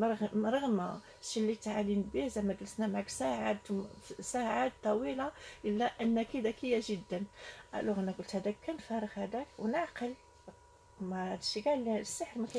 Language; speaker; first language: Arabic; native; Arabic